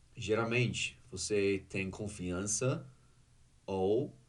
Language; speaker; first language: Portuguese; non-native, learner; English